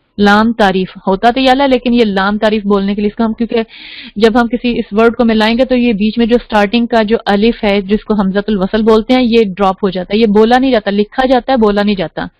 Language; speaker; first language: Urdu; native; Urdu